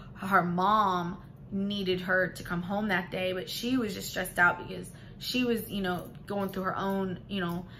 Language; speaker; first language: English; native; English